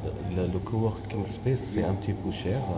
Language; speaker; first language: French; non-native, fluent; Arabic